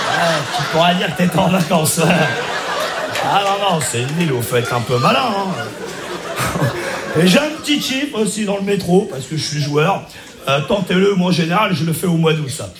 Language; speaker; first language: French; native; French